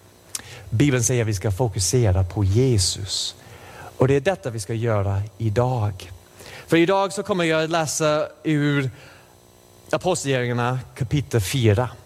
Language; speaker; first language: Swedish; non-native, fluent; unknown